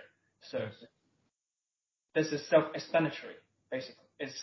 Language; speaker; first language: English; non-native, local second language; Cantonese